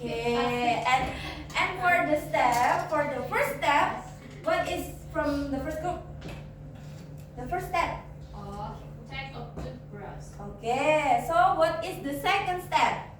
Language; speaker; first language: English; non-native, learner; Indonesian